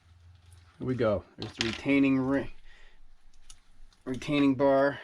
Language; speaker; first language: English; native; English